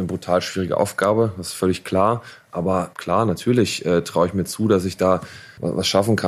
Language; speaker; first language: German; native; German